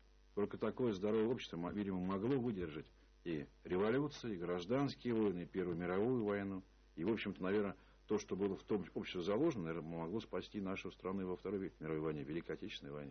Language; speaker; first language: Russian; native; Russian